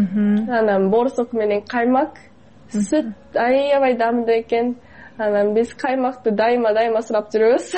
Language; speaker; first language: Kyrgyz; non-native, fluent; Japanese